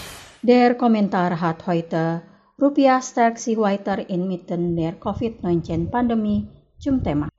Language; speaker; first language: German; non-native, fluent; Indonesian